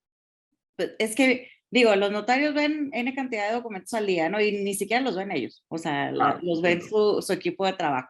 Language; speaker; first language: Spanish; native; Spanish